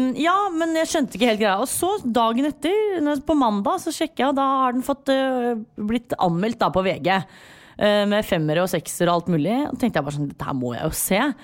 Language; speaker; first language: Norwegian; early bilingual, other home language; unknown